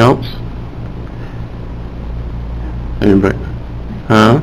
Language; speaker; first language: English; native; English